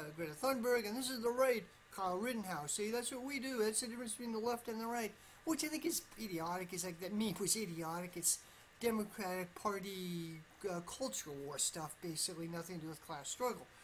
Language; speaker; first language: English; native; English